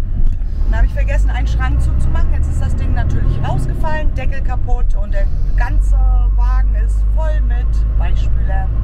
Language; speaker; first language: German; native; German